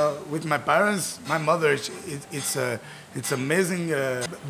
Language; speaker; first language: English; non-native, fluent; Arabic